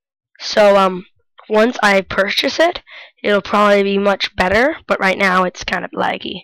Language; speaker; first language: English; native; English